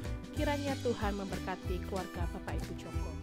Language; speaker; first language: Indonesian; native; Indonesian